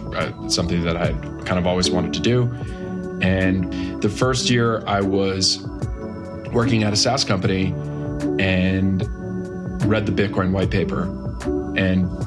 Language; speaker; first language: English; native; English